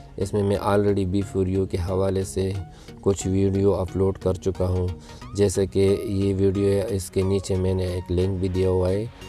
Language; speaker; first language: Urdu; non-native, local second language; Pashto